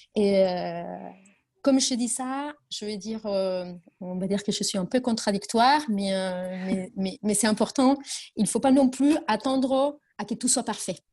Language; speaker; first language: French; non-native, fluent; Spanish